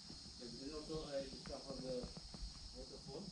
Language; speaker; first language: English; non-native, learner; Indonesian